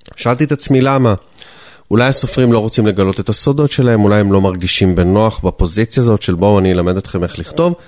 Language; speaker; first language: Hebrew; native; Hebrew